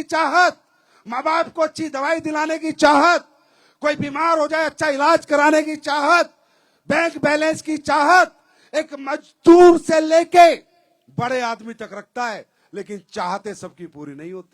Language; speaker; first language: Hindi; native; Hindi